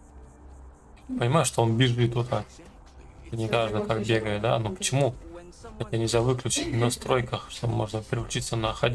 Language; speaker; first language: Russian; native; Russian